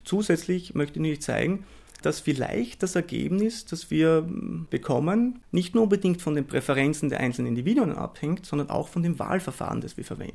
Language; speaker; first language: German; native; German